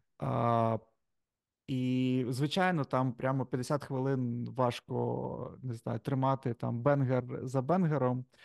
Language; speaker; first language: Ukrainian; native; Ukrainian